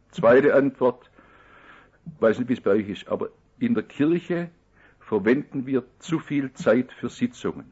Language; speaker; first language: German; native; German